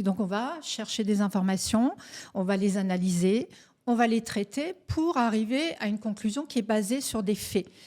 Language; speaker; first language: French; native; French